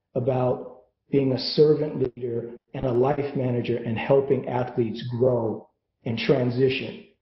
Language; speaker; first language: English; native; English